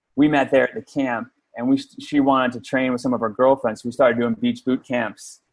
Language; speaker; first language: English; native; English